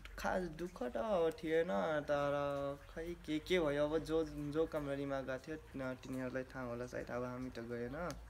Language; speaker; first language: Nepali; non-native, local second language; Dangaura Tharu